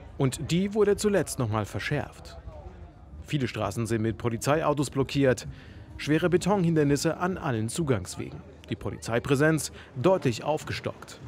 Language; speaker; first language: German; native; German